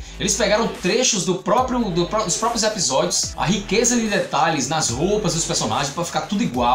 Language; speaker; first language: Portuguese; native; Portuguese